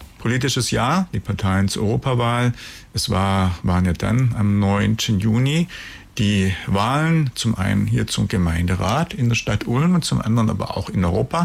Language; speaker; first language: German; native; German